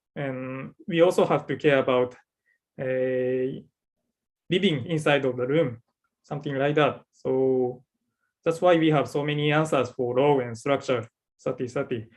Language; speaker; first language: English; non-native, learner; Japanese